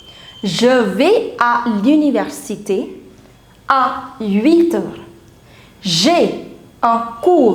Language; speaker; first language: French; non-native, fluent; Hindi